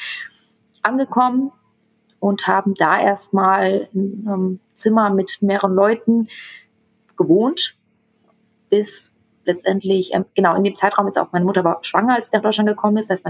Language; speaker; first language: German; early bilingual, other home language; Tamil